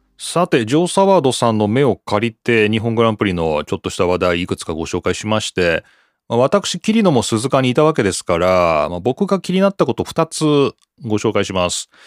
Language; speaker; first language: Japanese; native; Japanese